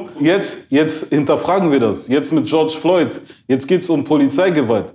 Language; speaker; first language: German; early bilingual, other home language; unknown